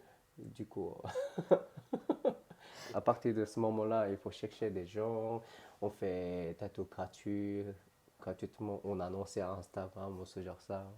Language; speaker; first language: French; non-native, learner; Korean